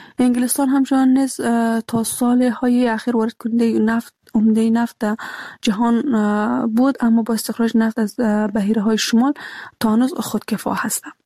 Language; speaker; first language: Persian; native; Persian